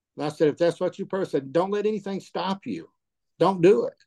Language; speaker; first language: English; native; English